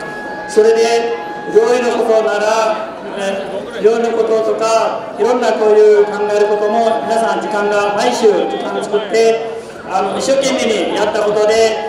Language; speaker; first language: Japanese; non-native, fluent; Newari